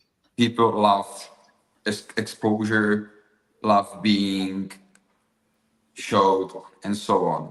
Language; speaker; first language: English; non-native, fluent; Czech